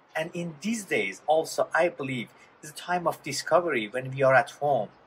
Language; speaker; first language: English; non-native, fluent; Persian